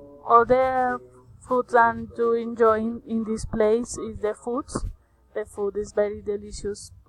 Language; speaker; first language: English; non-native, learner; Spanish